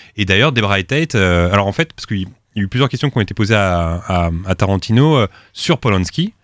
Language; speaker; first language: French; native; French